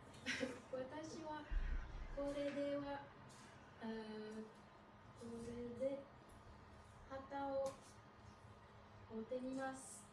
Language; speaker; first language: Japanese; non-native, learner; French